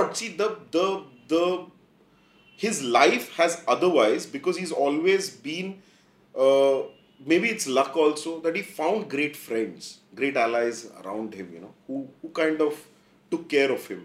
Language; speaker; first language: English; non-native, local second language; Kannada